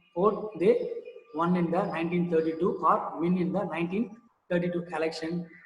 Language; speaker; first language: English; non-native, local second language; Tamil